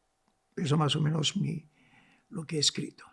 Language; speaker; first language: Spanish; non-native, local second language; Arabic